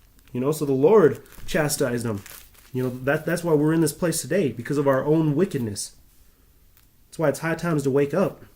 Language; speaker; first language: English; native; English